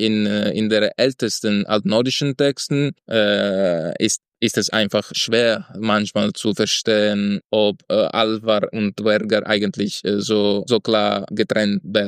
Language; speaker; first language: German; non-native, fluent; Italian